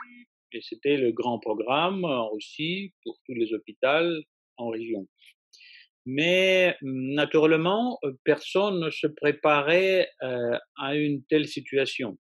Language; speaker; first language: French; non-native, fluent; Russian